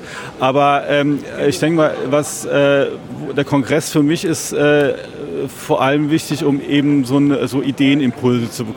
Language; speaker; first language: German; native; German